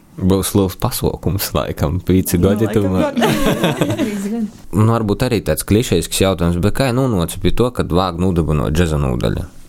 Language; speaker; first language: Latvian; native; Latvian